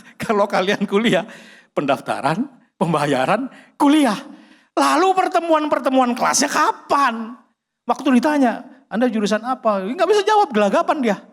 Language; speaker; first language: Indonesian; native; Indonesian